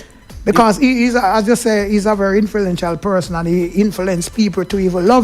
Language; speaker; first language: English; native; English